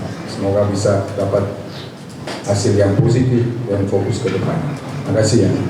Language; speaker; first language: Indonesian; non-native, fluent; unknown